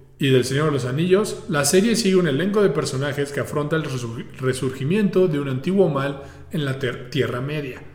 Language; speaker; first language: Spanish; native; Spanish